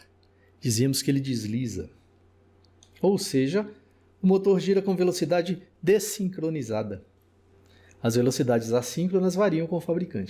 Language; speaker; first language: Portuguese; native; Portuguese